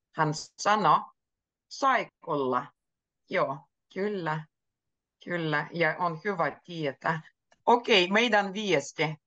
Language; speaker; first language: Finnish; native; Finnish